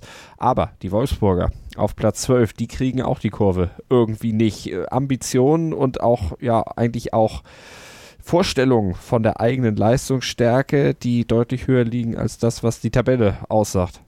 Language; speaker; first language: German; native; German